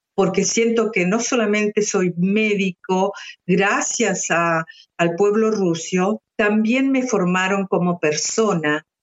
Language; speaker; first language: Spanish; native; Spanish